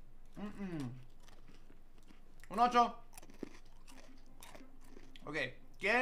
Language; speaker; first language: Spanish; early bilingual, heritage; Spanish